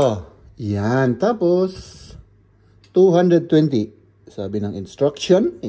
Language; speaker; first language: Filipino; native; Filipino